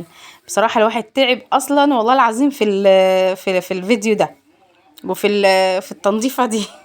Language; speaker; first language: Arabic; native; Arabic